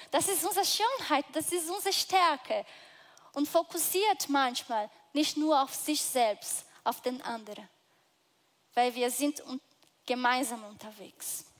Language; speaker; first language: German; non-native, fluent; Portuguese